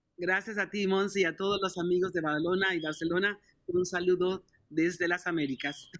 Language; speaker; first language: Spanish; native; Spanish